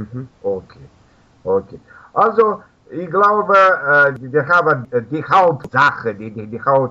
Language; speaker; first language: German; non-native, learner; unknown